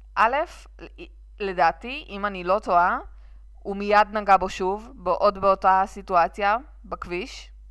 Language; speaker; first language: Hebrew; native; Hebrew